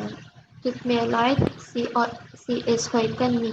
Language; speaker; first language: German; non-native, learner; Indonesian